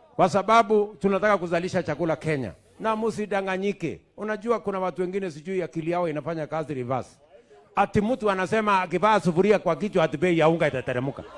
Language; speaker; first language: Swahili; non-native, local second language; Kalenjin